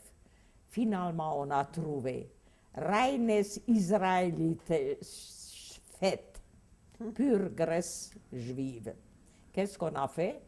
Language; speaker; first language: French; non-native, fluent; Hungarian